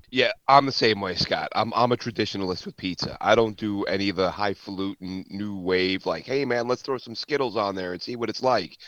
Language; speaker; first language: English; native; English